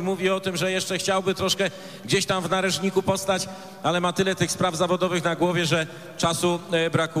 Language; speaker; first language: Polish; native; Polish